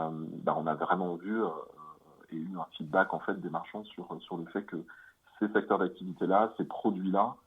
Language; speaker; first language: French; native; French